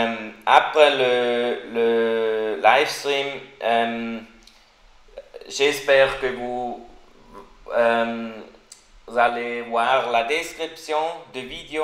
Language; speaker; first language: French; non-native, learner; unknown